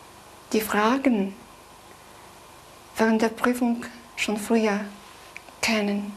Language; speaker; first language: German; non-native, fluent; Polish